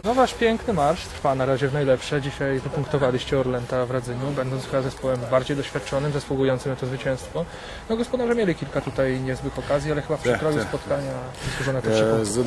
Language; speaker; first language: Polish; native; Polish